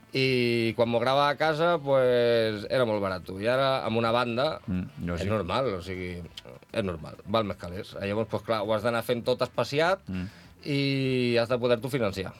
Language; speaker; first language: Catalan; non-native, local second language; Spanish